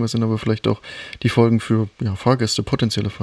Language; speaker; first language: German; native; German